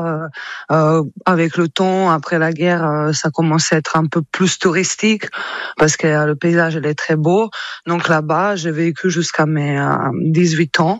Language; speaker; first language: French; non-native, fluent; Croatian